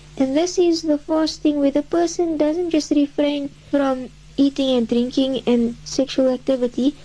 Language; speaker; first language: English; native; English